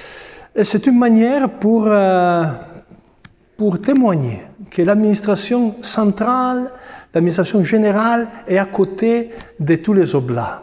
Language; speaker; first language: French; non-native, fluent; Italian